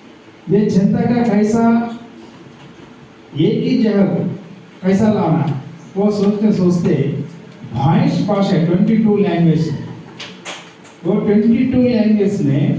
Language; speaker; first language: Hindi; non-native, local second language; Telugu